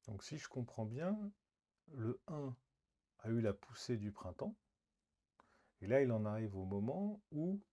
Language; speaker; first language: French; native; French